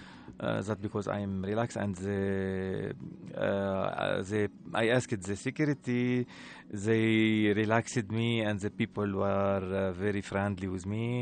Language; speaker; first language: English; non-native, learner; Arabic